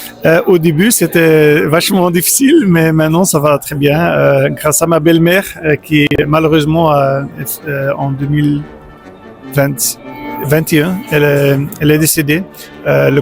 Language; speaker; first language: French; non-native, local second language; Dutch